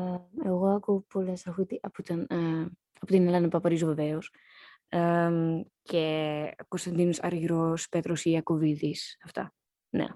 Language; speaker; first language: Greek; early bilingual, heritage; Dutch